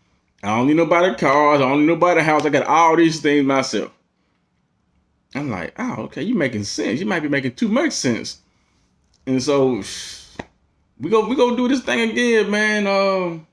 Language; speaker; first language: English; native; English